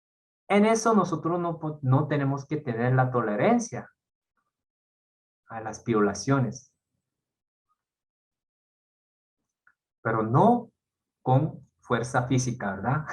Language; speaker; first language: Spanish; non-native, fluent; Korean